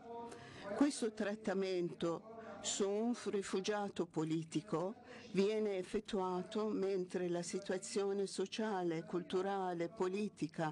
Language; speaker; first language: Italian; non-native, fluent; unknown